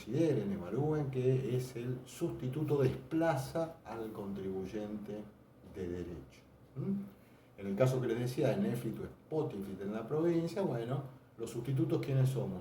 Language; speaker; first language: Spanish; native; Spanish